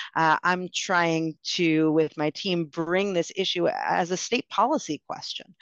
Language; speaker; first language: English; native; English